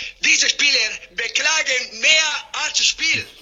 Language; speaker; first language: German; non-native, learner; Italian